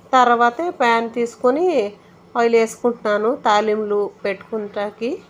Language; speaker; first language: Telugu; native; Telugu